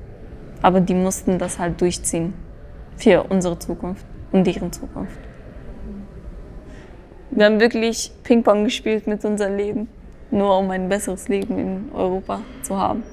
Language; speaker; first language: German; early bilingual, other home language; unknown